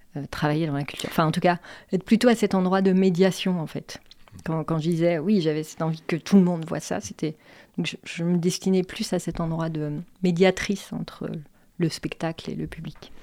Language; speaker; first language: French; native; French